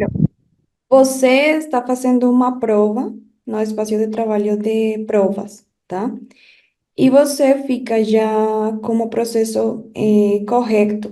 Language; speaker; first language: Portuguese; non-native, fluent; Spanish